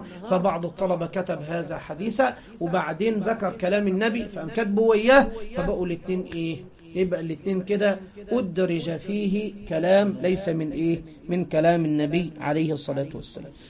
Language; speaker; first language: Arabic; native; Arabic